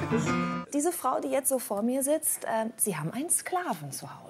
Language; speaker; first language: German; native; German